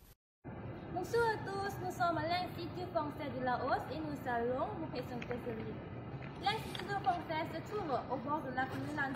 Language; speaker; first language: French; non-native, learner; Lao